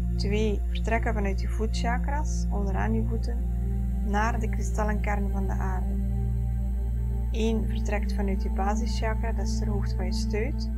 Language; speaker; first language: Dutch; native; Dutch